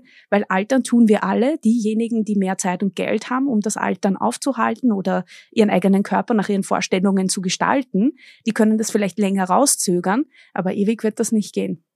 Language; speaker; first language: German; native; German